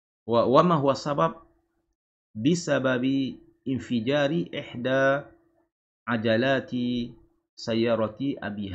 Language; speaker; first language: Arabic; non-native, fluent; Malay